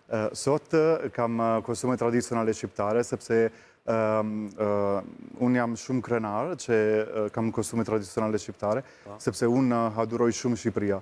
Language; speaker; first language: Albanian; non-native, learner; Italian